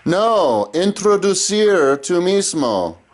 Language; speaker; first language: Spanish; non-native, learner; English